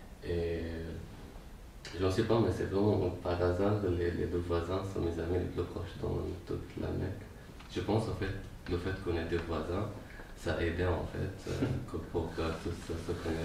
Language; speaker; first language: French; non-native, fluent; Arabic